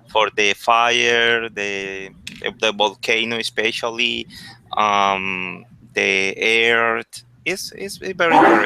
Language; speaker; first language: English; non-native, learner; Spanish